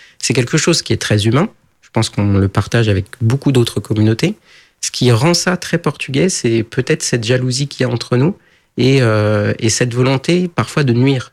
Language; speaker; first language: French; early bilingual, other home language; Portuguese